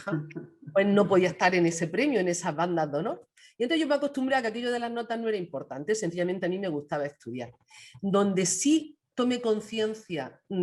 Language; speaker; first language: Spanish; native; Spanish